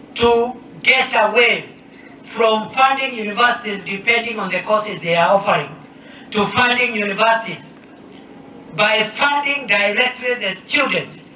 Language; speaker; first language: English; non-native, local second language; Swahili